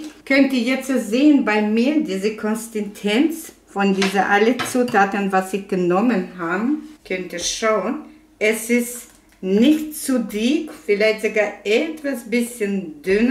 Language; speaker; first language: German; non-native, fluent; Russian